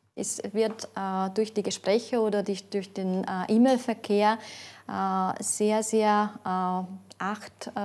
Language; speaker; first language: German; non-native, fluent; Latvian